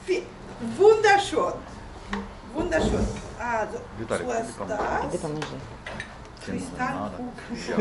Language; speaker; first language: German; non-native, fluent; Italian